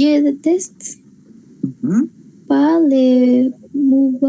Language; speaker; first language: French; non-native, learner; Spanish